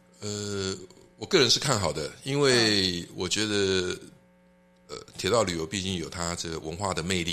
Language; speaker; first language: Chinese; native; Chinese